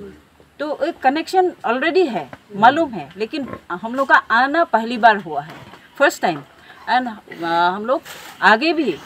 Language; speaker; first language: Hindi; non-native, local second language; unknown